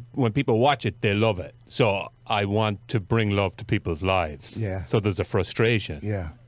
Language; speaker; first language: English; native; English